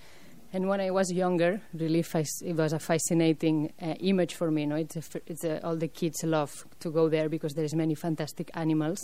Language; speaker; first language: English; non-native, fluent; French